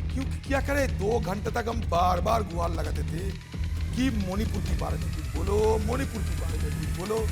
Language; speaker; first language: Hindi; non-native, local second language; Bangla